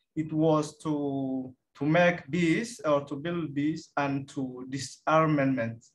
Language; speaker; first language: English; non-native, fluent; Somali